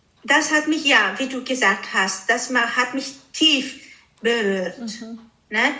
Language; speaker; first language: German; non-native, fluent; Greek